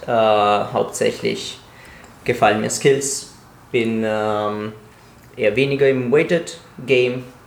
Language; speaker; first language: German; non-native, fluent; Italian